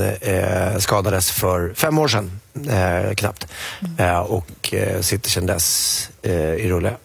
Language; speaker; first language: Swedish; native; Swedish